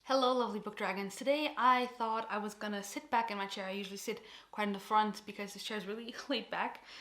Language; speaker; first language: English; non-native, fluent; Portuguese